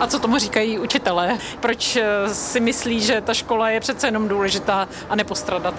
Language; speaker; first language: Czech; native; Czech